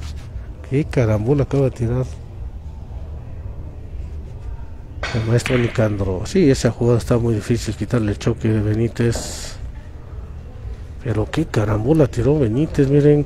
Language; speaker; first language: Spanish; native; Spanish